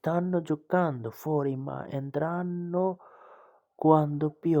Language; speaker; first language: Italian; non-native, fluent; Bangla